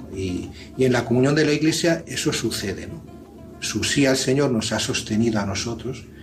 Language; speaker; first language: Spanish; native; Spanish